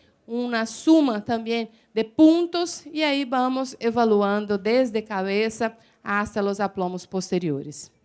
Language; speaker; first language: Spanish; non-native, fluent; Portuguese